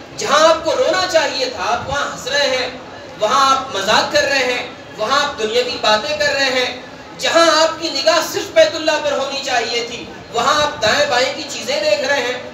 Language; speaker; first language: Urdu; non-native, local second language; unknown